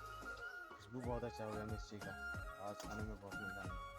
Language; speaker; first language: Hindi; non-native, learner; Indonesian